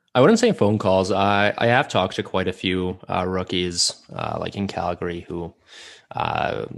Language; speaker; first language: English; non-native, fluent; Russian